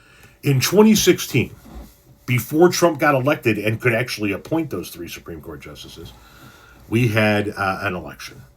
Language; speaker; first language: English; native; English